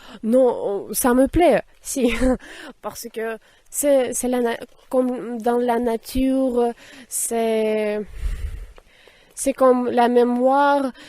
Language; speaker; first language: French; non-native, fluent; Russian